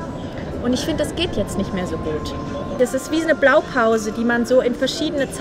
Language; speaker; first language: German; native; German